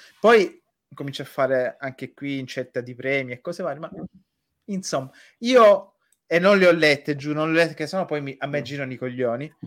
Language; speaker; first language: Italian; native; Italian